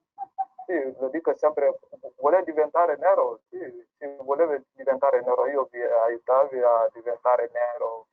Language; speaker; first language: Italian; non-native, learner; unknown